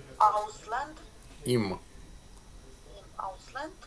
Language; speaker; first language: German; non-native, learner; Ukrainian